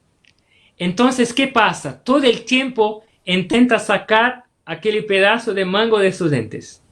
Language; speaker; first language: Spanish; non-native, fluent; Portuguese